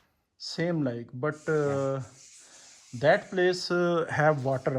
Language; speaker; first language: English; non-native, learner; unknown